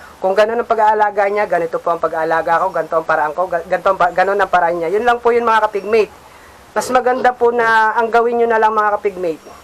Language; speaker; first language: Filipino; native; Filipino